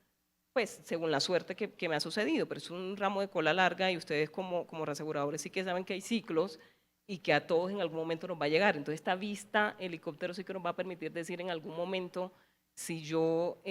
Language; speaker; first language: Spanish; native; Spanish